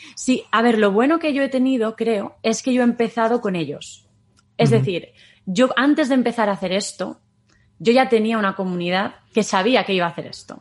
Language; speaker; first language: Spanish; native; Spanish